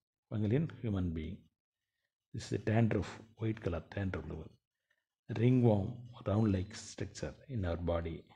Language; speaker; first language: English; non-native, local second language; Tamil